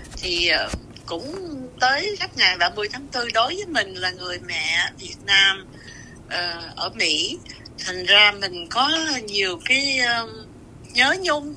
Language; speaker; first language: Vietnamese; native; Vietnamese